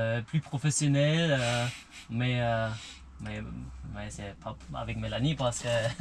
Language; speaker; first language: French; non-native, learner; German